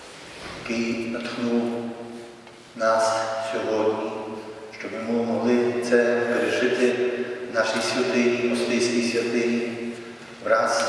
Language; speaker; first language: Ukrainian; non-native, fluent; Polish